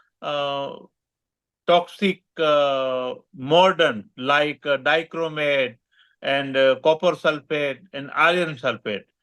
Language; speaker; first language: English; non-native, learner; Gujarati